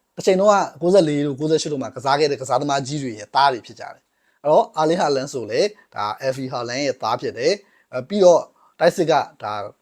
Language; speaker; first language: Burmese; native; Burmese